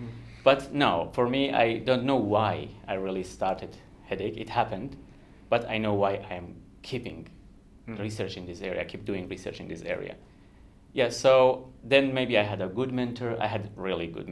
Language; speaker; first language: English; non-native, fluent; Kurdish